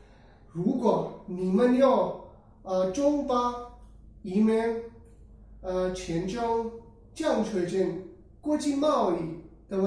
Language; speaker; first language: Chinese; non-native, learner; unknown